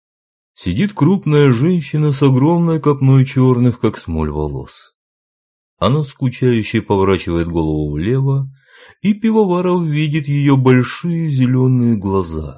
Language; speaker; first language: Russian; native; Russian